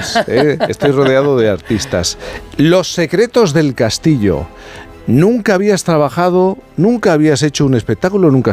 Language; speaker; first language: Spanish; native; Spanish